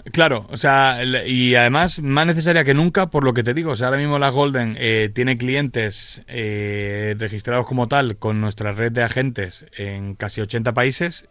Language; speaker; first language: Spanish; native; Spanish